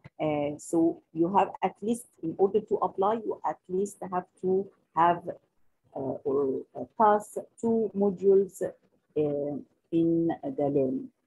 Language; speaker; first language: English; non-native, local second language; Arabic